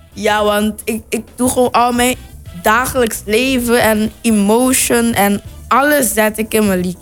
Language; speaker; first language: Dutch; non-native, local second language; Papiamento